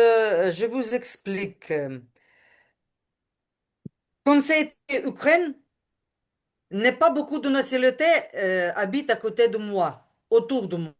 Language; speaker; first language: French; non-native, learner; Ukrainian